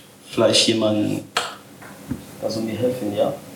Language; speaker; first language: German; non-native, learner; French